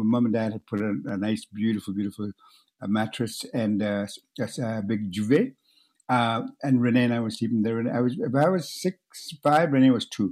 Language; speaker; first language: English; non-native, fluent; Cree